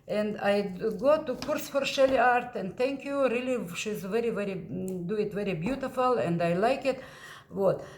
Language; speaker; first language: English; non-native, learner; Russian